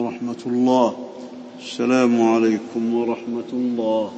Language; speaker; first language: Arabic; native; Arabic